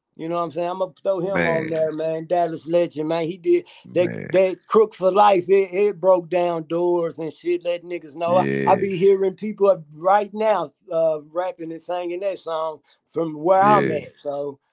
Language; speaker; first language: English; native; English